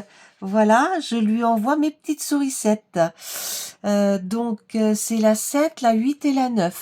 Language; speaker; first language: French; native; French